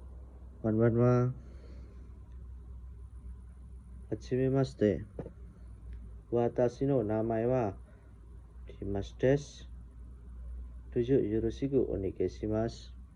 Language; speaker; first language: Japanese; non-native, learner; Indonesian